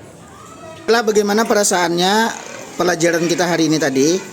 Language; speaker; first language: Indonesian; native; Indonesian